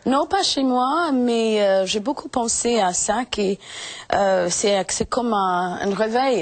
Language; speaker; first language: French; non-native, fluent; English